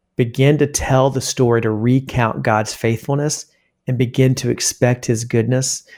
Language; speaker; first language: English; native; English